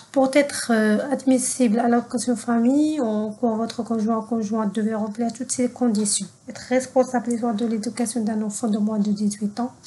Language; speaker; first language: French; non-native, local second language; Arabic